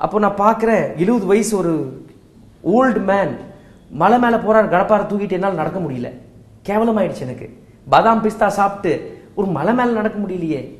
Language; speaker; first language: Tamil; non-native, local second language; Marwari